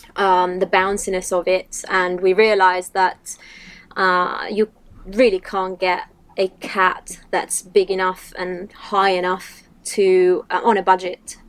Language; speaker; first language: English; non-native, fluent; Italian